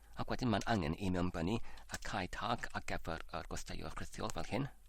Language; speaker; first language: Welsh; non-native, learner; English